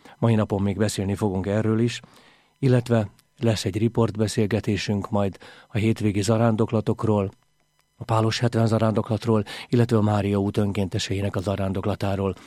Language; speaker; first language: Hungarian; native; Hungarian